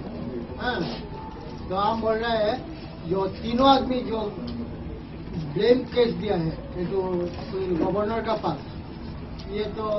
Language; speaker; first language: Hindi; non-native, local second language; Bangla